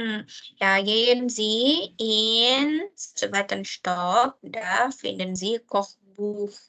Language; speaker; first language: German; non-native, fluent; Indonesian